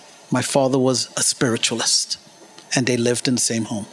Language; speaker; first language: English; early bilingual, other home language; Spanish